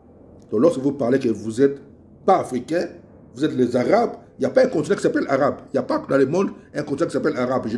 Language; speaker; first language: French; non-native, local second language; Lingala